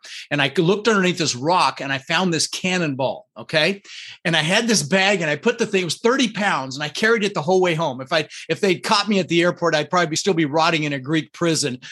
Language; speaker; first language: English; early bilingual, other home language; Dutch